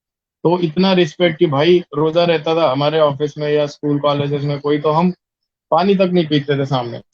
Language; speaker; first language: Hindi; native; Hindi